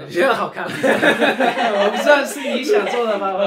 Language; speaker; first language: Chinese; early bilingual, heritage; Chinese